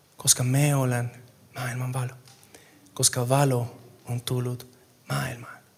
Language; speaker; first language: Finnish; non-native, fluent; Spanish